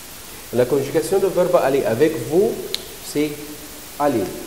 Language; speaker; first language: French; non-native, learner; Arabic